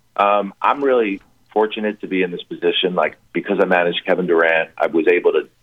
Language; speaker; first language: English; native; English